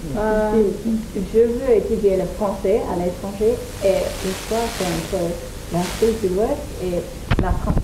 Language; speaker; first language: French; non-native, learner; English